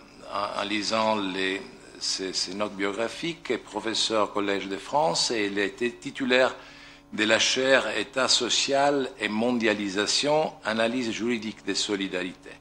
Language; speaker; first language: French; non-native, fluent; Italian